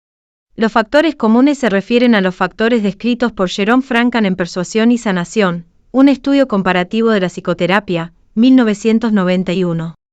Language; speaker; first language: Spanish; native; Spanish